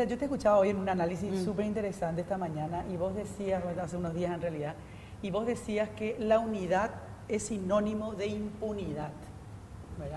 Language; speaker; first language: Spanish; native; Spanish